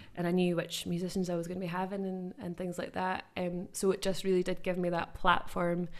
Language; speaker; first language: English; native; English